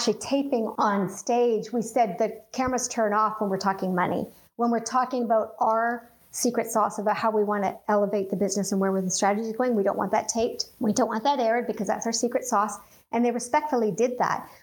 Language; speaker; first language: English; native; English